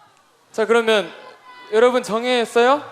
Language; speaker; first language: Korean; native; Korean